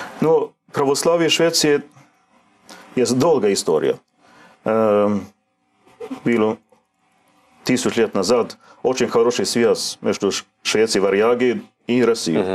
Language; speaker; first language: Russian; non-native, learner; Swedish